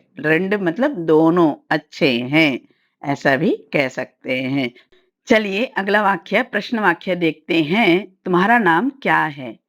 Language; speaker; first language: Hindi; non-native, local second language; Tamil